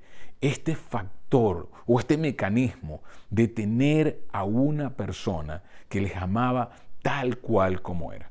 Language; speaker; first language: Spanish; native; Spanish